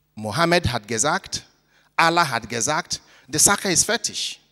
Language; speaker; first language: German; non-native, fluent; Igbo